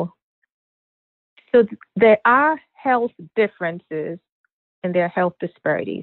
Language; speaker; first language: English; non-native, local second language; Akan